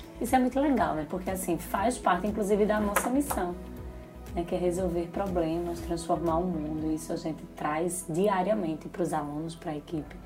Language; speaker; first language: Portuguese; native; Portuguese